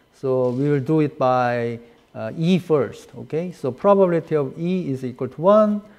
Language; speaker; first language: English; non-native, fluent; Korean